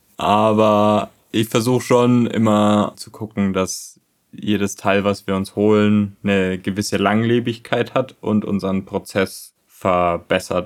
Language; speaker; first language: German; native; German